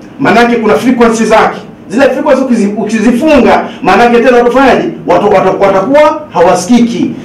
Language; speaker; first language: Swahili; native; Swahili